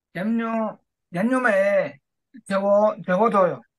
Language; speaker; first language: Korean; non-native, learner; Burmese